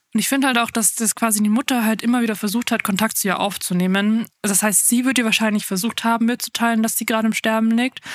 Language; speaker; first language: German; early bilingual, other home language; Afrikaans